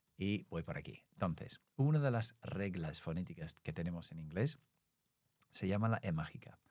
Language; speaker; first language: Spanish; non-native, fluent; English